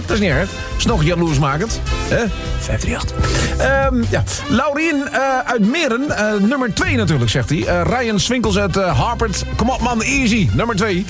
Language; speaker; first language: Dutch; native; Dutch